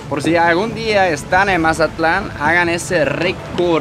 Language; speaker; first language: Spanish; non-native, fluent; German